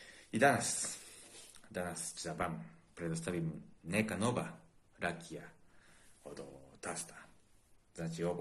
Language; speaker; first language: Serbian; non-native, learner; Japanese